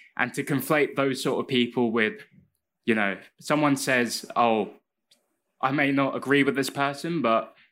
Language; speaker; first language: English; native; English